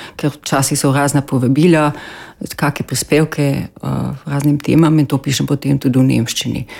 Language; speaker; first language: Slovenian; native; Slovenian